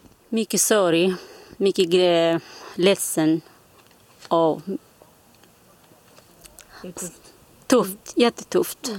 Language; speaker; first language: Swedish; non-native, learner; Kurdish